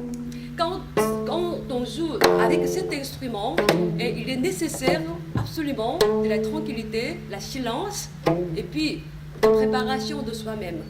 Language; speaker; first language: French; non-native, fluent; Korean